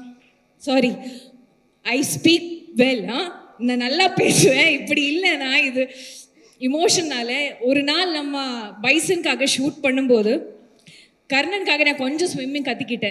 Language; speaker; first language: Tamil; non-native, learner; Malayalam